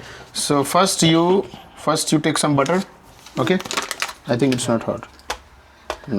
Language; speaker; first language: English; non-native, local second language; Hindi